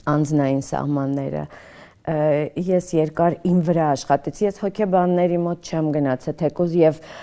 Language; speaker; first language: Armenian; early bilingual, other home language; Russian